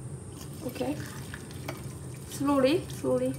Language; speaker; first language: English; non-native, learner; Korean